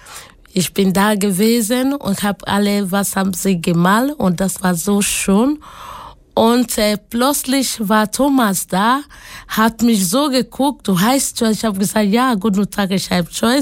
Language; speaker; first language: German; non-native, learner; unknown